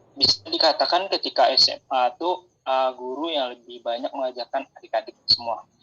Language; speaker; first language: Indonesian; native; Indonesian